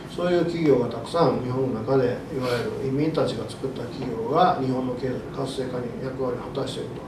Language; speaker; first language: Japanese; native; Japanese